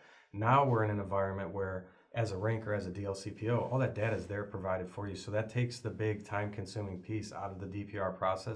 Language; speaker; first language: English; native; English